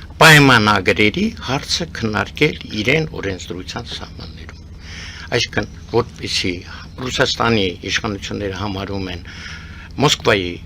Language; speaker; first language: Armenian; early bilingual, heritage; Armenian